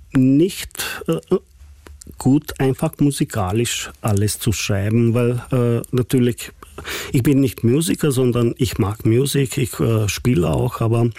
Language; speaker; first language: German; non-native, fluent; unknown